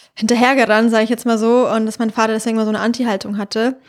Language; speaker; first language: German; native; German